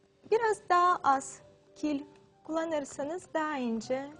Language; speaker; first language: Turkish; non-native, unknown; Russian